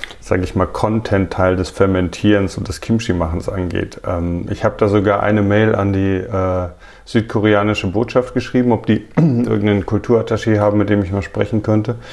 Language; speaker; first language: German; native; German